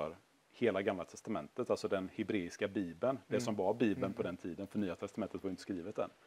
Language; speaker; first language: Swedish; native; Swedish